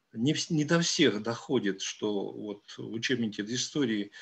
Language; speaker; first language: Russian; native; Russian